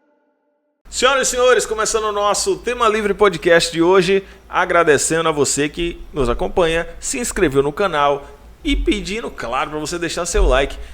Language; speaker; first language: Portuguese; native; Portuguese